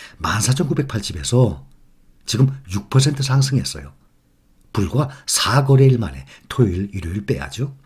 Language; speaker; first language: Korean; native; Korean